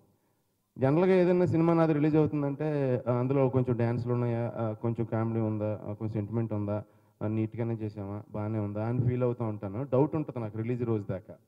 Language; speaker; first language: Telugu; native; Telugu